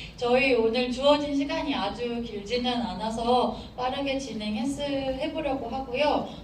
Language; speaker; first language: Korean; native; Korean